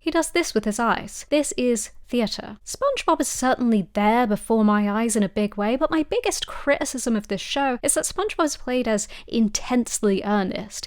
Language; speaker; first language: English; native; English